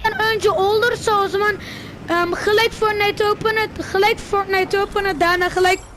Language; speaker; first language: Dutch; early bilingual, other home language; Turkish